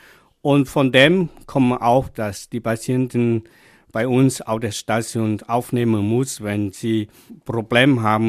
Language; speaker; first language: German; non-native, fluent; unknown